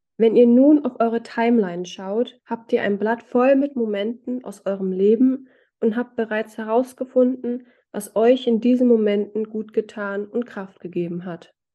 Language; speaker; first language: German; native; German